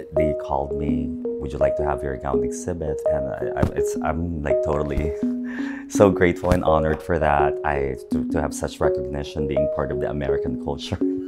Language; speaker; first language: English; non-native, local second language; Filipino